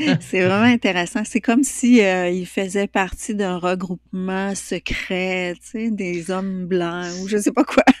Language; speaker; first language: French; native; French